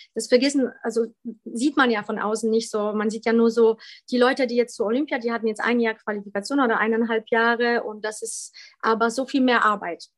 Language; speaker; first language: German; early bilingual, other home language; Polish